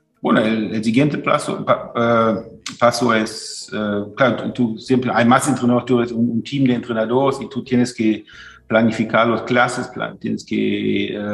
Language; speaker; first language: Spanish; non-native, fluent; German